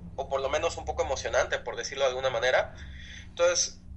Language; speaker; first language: Spanish; native; Spanish